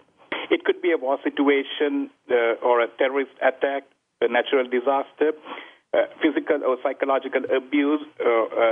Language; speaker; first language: English; non-native, local second language; Sinhala